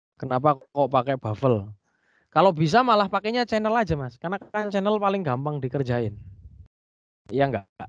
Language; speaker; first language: Indonesian; native; Indonesian